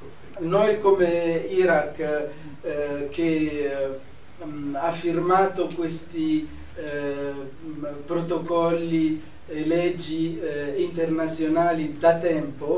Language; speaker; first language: Italian; non-native, fluent; Arabic